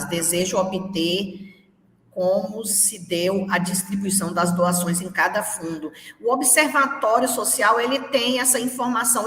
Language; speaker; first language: Portuguese; native; Portuguese